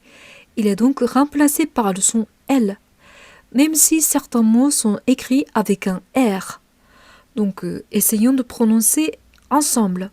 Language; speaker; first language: French; non-native, fluent; Japanese